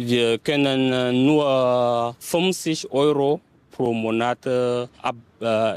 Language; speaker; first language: German; non-native, learner; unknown